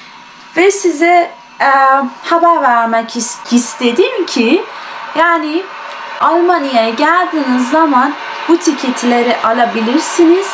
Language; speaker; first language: Turkish; non-native, fluent; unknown